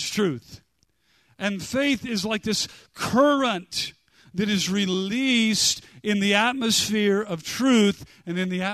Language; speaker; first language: English; native; English